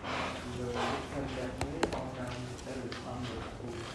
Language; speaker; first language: French; non-native, learner; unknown